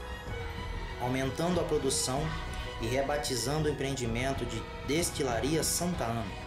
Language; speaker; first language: Portuguese; native; Portuguese